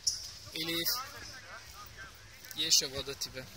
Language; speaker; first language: Russian; non-native, learner; Turkish